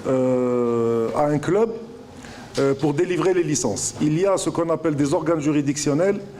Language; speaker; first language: French; non-native, local second language; Arabic